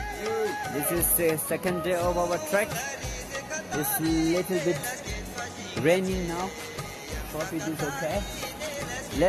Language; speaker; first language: English; non-native, local second language; Ladakhi